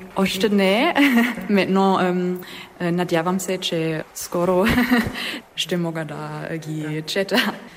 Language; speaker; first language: Bulgarian; non-native, learner; German